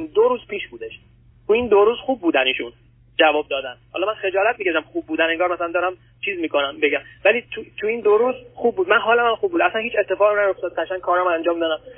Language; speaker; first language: Persian; early bilingual, other home language; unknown